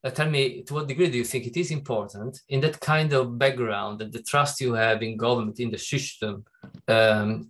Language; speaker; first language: English; non-native, fluent; Italian